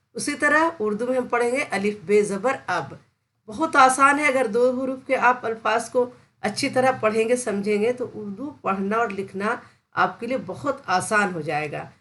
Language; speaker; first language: Hindi; native; Hindi